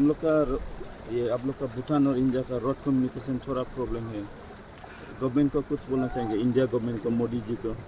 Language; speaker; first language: Hindi; non-native, local second language; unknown